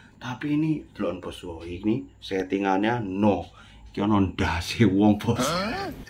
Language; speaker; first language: Indonesian; native; Indonesian